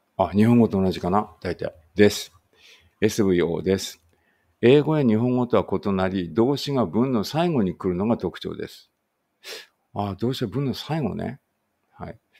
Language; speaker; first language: Japanese; native; Japanese